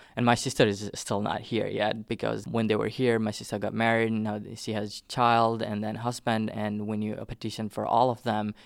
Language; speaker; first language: English; non-native, local second language; Nepali